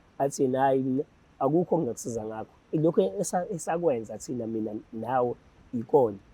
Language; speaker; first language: Zulu; native; Zulu